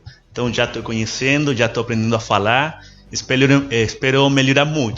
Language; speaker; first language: Portuguese; non-native, learner; Spanish